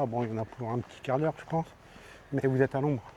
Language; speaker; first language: French; native; French